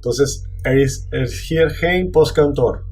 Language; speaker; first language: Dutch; non-native, learner; Spanish